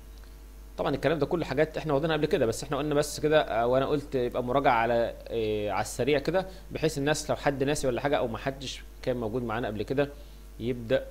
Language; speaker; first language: Arabic; native; Arabic